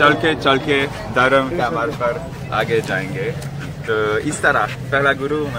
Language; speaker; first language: Hindi; non-native, fluent; French